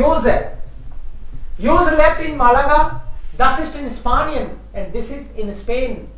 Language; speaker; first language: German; non-native, fluent; Hindi